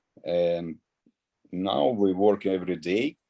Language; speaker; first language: English; non-native, learner; Ukrainian